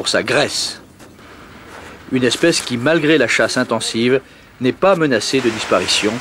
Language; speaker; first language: French; native; French